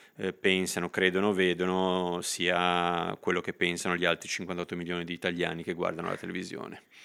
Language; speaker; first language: Italian; native; Italian